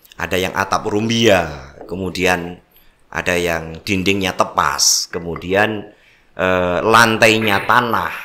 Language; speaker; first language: Indonesian; non-native, local second language; Javanese